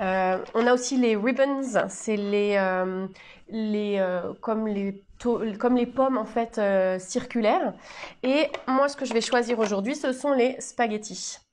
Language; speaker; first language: French; native; French